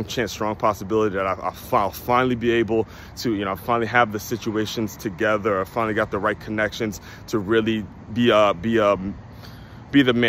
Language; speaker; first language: English; native; English